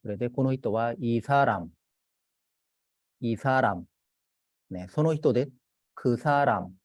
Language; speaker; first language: Japanese; non-native, fluent; Korean